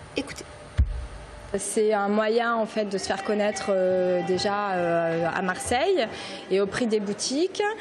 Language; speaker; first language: French; native; French